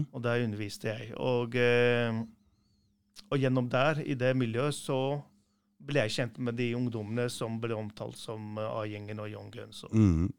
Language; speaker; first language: Norwegian; early bilingual, other home language; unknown